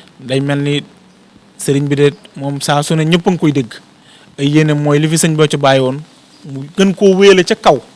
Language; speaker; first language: Wolof; native; Wolof